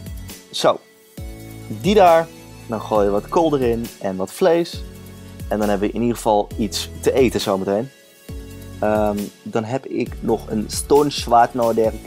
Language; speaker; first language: Dutch; native; Dutch